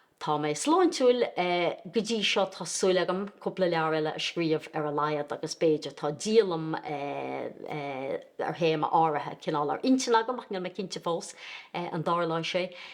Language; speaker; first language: Irish; native; Irish